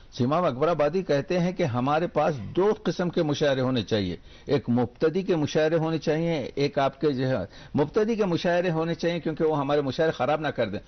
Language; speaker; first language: Urdu; native; Urdu